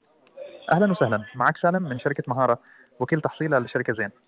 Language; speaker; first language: Arabic; native; Arabic